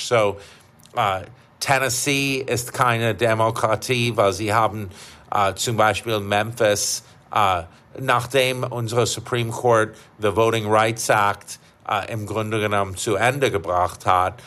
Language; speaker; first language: German; non-native, fluent; English